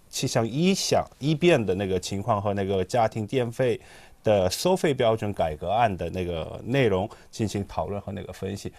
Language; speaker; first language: Chinese; non-native, fluent; Korean